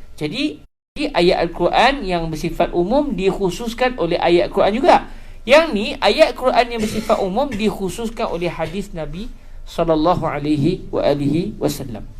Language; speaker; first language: Malay; native; Malay